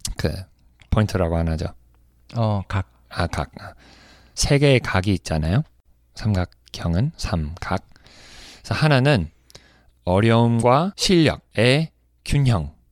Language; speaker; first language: Korean; non-native, fluent; English